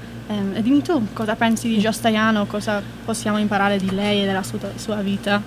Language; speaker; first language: Italian; non-native, fluent; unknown